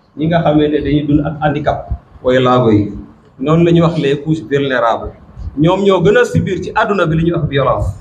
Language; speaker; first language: Wolof; non-native, local second language; Serer